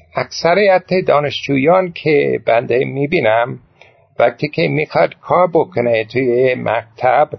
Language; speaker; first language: Persian; non-native, fluent; English